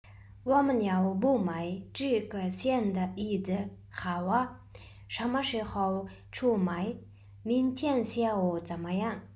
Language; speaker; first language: Chinese; non-native, fluent; Mongolian